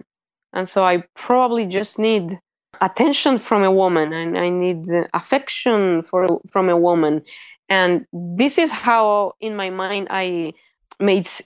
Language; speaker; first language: English; early bilingual, other home language; Spanish